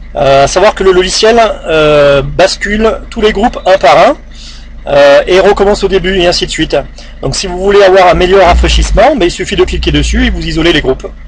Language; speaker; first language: French; native; French